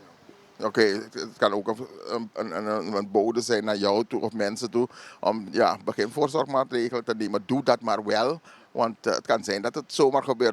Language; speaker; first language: Dutch; native; Dutch